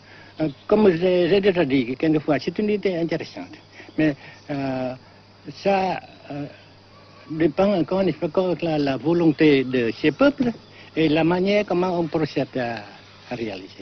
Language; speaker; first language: French; non-native, fluent; Vietnamese